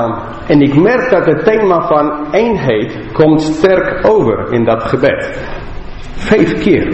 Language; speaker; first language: Dutch; non-native, fluent; English